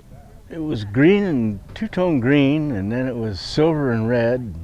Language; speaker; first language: English; native; English